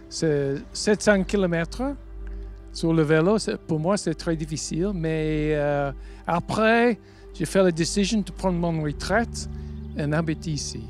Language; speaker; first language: French; non-native, learner; English